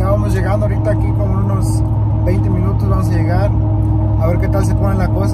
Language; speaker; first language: Spanish; early bilingual, heritage; Spanish